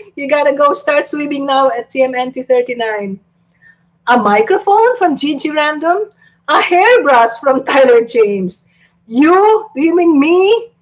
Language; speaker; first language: English; non-native, local second language; Filipino